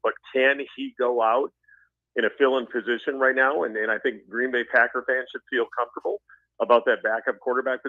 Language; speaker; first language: English; native; English